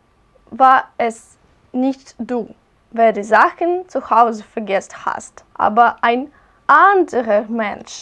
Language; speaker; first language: German; non-native, learner; Russian